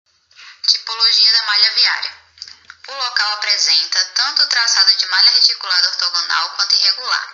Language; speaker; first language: Portuguese; native; Portuguese